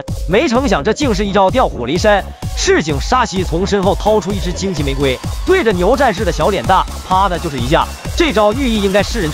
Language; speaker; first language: Chinese; native; Chinese